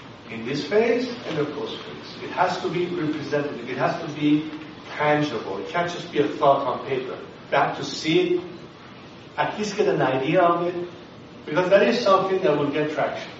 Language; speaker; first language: English; non-native, fluent; Persian